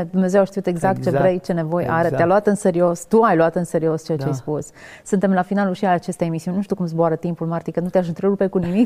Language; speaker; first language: Romanian; native; Romanian